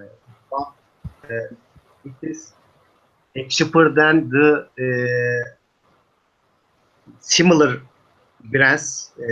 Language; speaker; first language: English; non-native, learner; Turkish